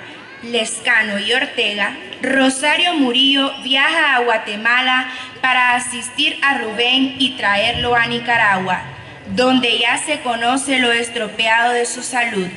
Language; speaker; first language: Spanish; native; Spanish